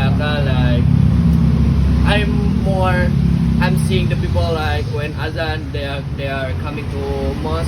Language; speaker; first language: English; non-native, learner; Indonesian